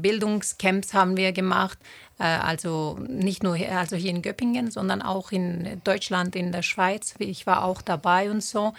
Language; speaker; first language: German; non-native, fluent; Turoyo